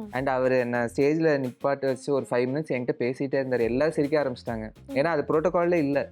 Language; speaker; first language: Tamil; non-native, local second language; Malayalam